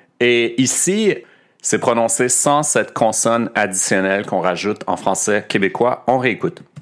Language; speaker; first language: French; native; French